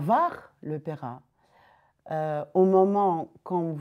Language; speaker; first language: French; non-native, fluent; Russian